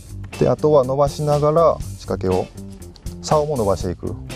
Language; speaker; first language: Japanese; native; Japanese